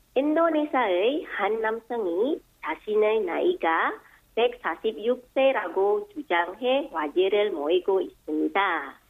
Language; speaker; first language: Korean; non-native, fluent; Indonesian